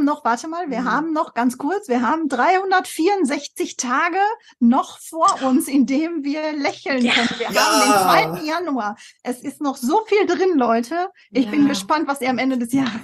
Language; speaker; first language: German; native; German